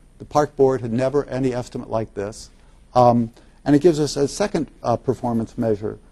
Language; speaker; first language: English; native; English